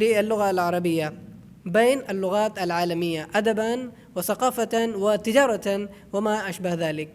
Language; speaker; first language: Arabic; non-native, fluent; Urdu